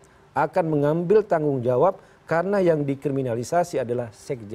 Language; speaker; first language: Indonesian; native; Indonesian